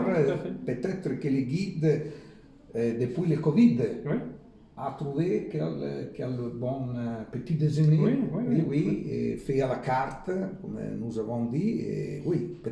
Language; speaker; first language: French; non-native, learner; Italian